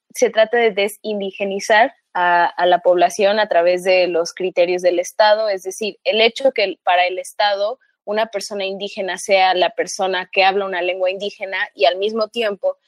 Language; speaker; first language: Spanish; early bilingual, heritage; Spanish